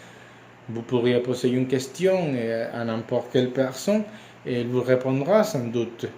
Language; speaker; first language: French; non-native, learner; Spanish